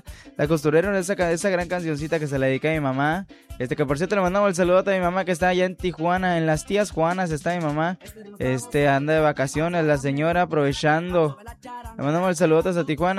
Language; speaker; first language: Spanish; native; Spanish